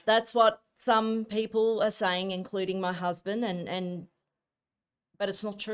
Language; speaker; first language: English; native; English